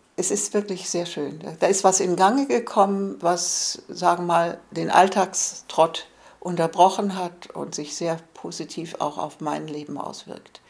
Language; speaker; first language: German; native; German